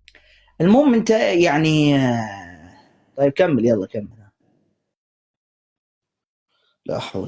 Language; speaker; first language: Arabic; native; Arabic